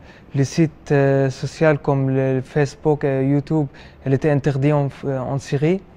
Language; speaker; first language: French; non-native, learner; Arabic